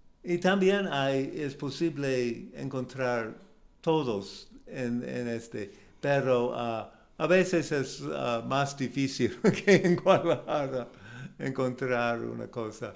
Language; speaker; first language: Spanish; non-native, learner; English